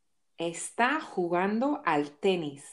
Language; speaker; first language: Spanish; non-native, fluent; English